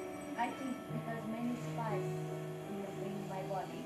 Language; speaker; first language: English; non-native, learner; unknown